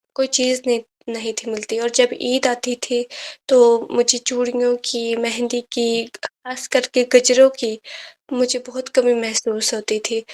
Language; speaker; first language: Urdu; native; Urdu